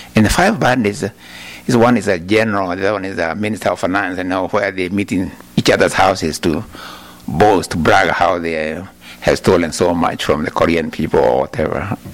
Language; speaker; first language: English; non-native, local second language; Kikuyu